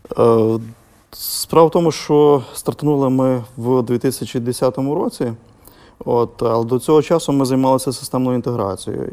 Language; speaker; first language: Ukrainian; native; Ukrainian